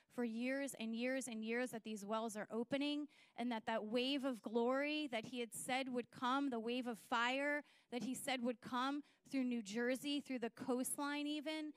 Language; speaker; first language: English; native; English